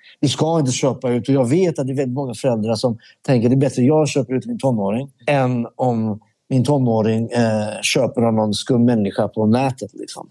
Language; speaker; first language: Swedish; early bilingual, other home language; Persian